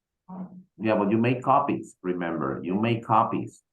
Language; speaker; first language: English; non-native, fluent; Spanish